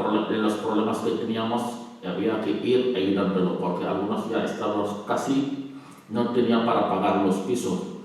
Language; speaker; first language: Spanish; non-native, learner; Wolof